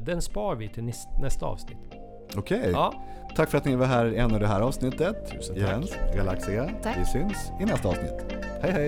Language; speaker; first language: Swedish; native; Swedish